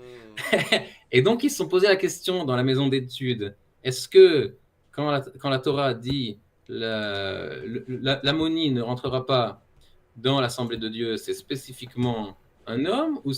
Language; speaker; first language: French; native; French